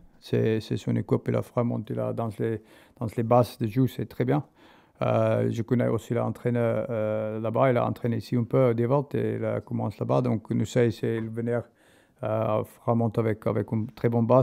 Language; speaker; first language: French; non-native, learner; English